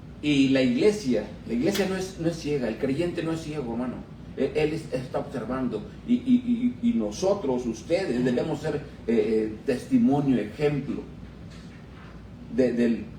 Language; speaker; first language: Spanish; native; Spanish